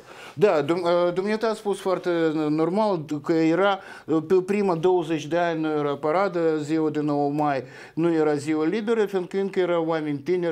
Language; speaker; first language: Romanian; non-native, local second language; Russian